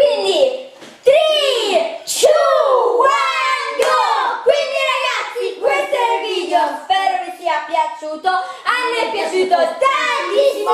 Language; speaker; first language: Italian; native; Italian